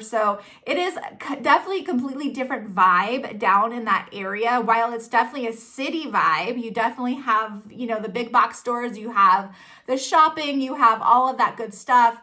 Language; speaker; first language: English; native; English